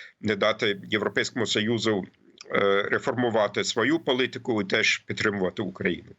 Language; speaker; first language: Ukrainian; non-native, fluent; German